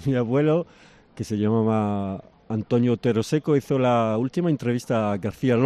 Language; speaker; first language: Spanish; early bilingual, heritage; French